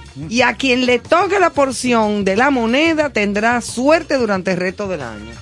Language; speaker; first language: Spanish; native; Spanish